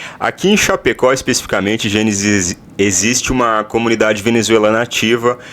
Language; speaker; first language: Portuguese; native; Portuguese